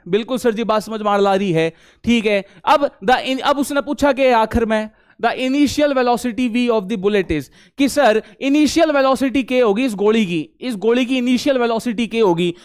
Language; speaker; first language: Hindi; native; Hindi